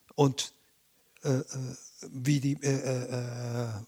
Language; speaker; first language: German; non-native, fluent; Japanese